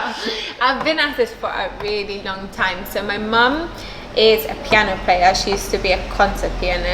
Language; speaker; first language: English; non-native, local second language; Maltese